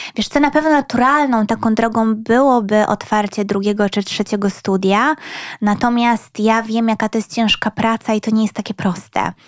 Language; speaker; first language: Polish; early bilingual, heritage; Polish